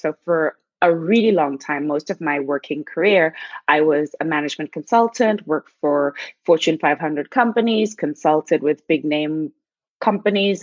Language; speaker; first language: English; non-native, local second language; Shona